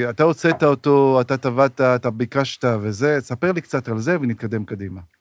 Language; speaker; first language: Hebrew; native; Hebrew